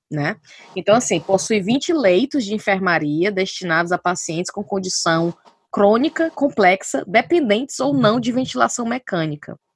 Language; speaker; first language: Portuguese; native; Portuguese